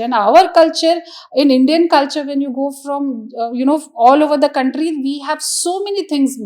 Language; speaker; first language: English; non-native, local second language; Hindi